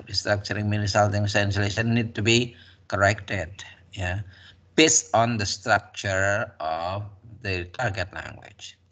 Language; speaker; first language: English; non-native, fluent; Indonesian